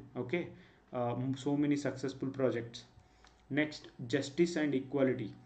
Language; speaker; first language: English; non-native, local second language; Kannada